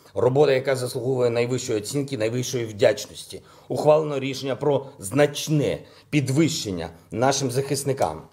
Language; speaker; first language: Ukrainian; non-native, local second language; Russian